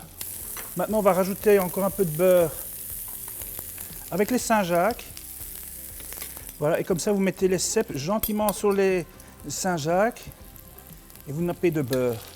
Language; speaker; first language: French; native; French